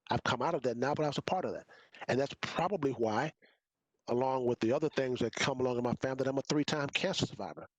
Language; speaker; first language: English; native; English